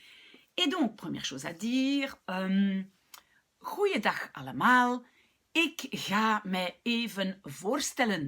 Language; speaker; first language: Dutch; non-native, local second language; French